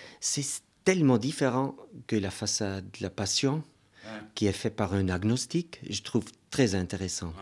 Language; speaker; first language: French; non-native, local second language; German